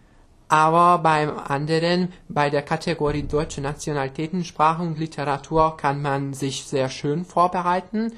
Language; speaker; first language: German; non-native, local second language; Hungarian